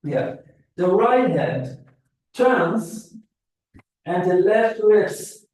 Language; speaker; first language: English; non-native, fluent; German